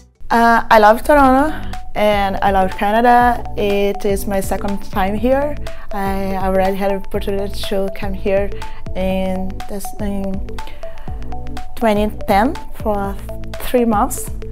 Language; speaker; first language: English; non-native, fluent; Portuguese